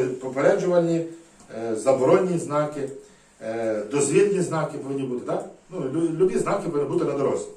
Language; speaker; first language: Ukrainian; native; Ukrainian